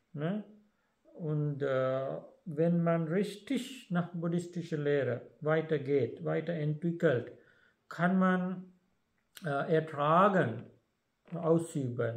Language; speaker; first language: German; non-native, fluent; Sinhala